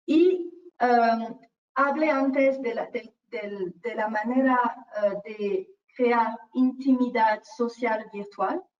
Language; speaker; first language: Spanish; non-native, fluent; French